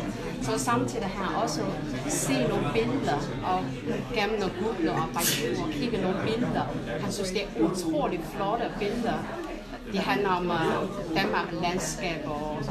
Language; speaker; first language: Danish; non-native, fluent; Chinese